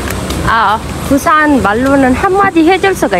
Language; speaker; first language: Korean; non-native, learner; Arabic